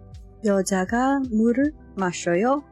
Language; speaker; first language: Korean; non-native, learner; English